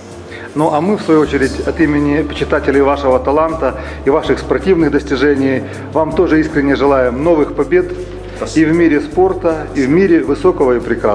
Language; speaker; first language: Russian; native; Russian